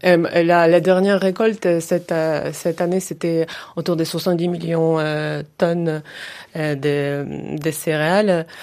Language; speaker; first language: French; non-native, fluent; Ukrainian